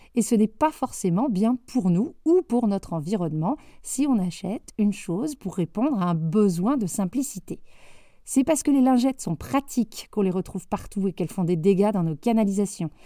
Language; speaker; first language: French; native; French